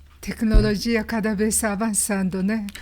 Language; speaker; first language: Portuguese; non-native, learner; Japanese